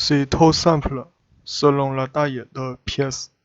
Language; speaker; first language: French; non-native, learner; Chinese